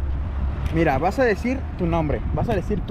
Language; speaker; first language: Spanish; native; Spanish